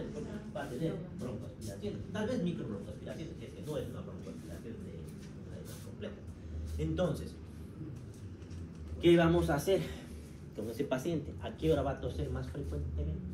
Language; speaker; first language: Spanish; native; Spanish